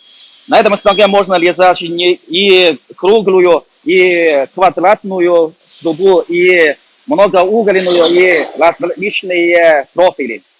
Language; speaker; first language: Russian; non-native, learner; Chinese